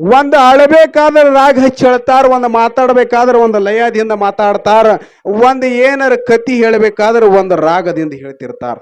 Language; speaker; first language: Kannada; native; Kannada